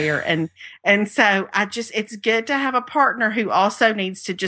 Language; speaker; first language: English; native; English